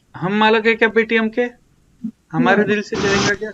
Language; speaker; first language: Hindi; non-native, local second language; Marathi